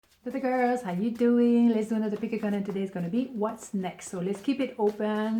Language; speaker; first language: English; non-native, fluent; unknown